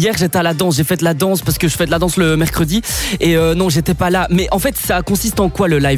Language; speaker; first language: French; native; French